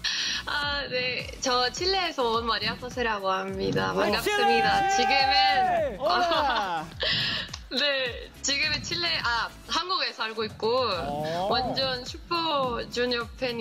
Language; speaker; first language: Korean; non-native, learner; Spanish